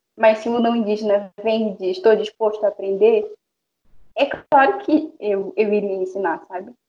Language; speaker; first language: Portuguese; non-native, local second language; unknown